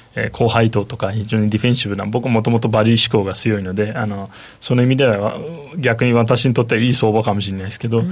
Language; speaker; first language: Japanese; non-native, fluent; Turkish